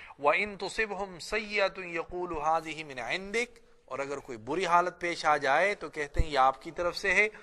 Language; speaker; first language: Urdu; non-native, local second language; Pashto